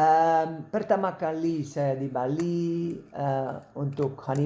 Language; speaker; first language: Indonesian; non-native, learner; Dutch